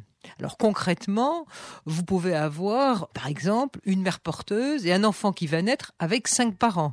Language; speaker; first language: French; native; French